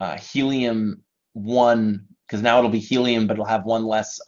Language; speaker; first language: English; native; English